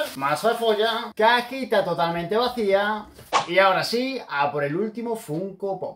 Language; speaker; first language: Spanish; native; Spanish